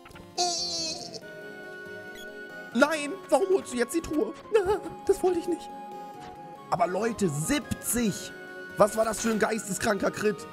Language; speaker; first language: German; native; German